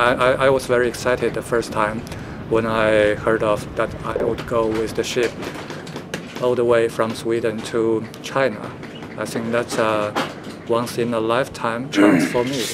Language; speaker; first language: English; non-native, fluent; Chinese